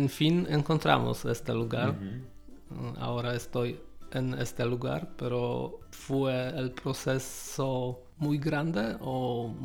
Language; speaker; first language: Spanish; non-native, learner; Polish